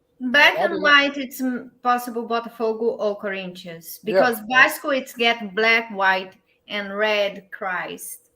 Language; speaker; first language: English; non-native, learner; Portuguese